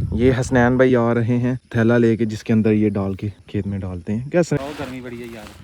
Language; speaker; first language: Urdu; non-native, local second language; Punjabi